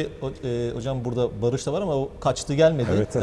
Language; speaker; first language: Turkish; native; Turkish